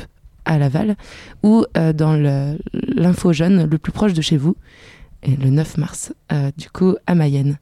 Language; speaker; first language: French; native; French